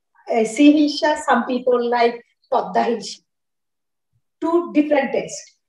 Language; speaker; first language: English; non-native, learner; Bangla